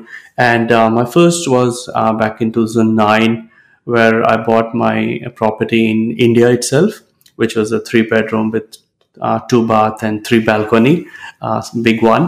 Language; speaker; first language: English; non-native, local second language; Hindi